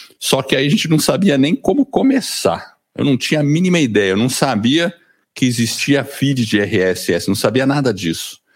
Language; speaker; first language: Portuguese; early bilingual, other home language; English